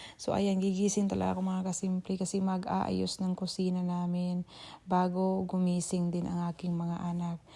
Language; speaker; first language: Filipino; non-native, local second language; Cebuano